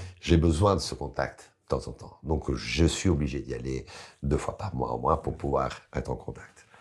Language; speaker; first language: French; non-native, fluent; Italian